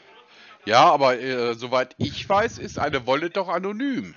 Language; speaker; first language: German; native; German